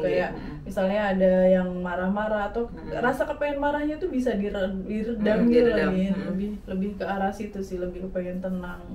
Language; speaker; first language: Indonesian; native; Indonesian